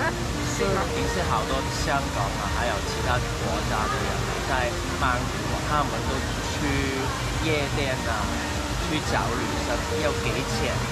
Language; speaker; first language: Chinese; non-native, local second language; Cantonese